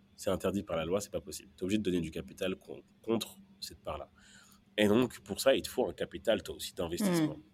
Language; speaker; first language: French; non-native, local second language; Kinyarwanda